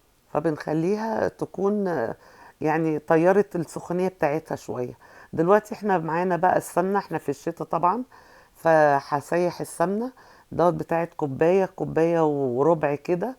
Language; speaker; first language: Arabic; native; Arabic